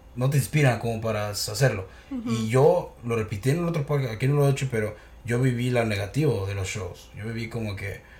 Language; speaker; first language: Spanish; early bilingual, heritage; Spanish